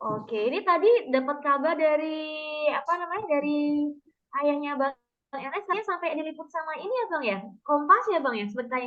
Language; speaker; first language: Indonesian; native; Indonesian